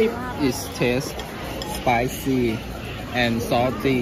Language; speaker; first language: English; non-native, learner; Thai